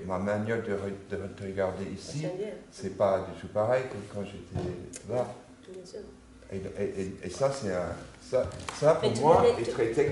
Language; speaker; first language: French; non-native, fluent; English